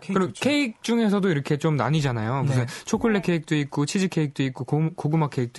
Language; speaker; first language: Korean; native; Korean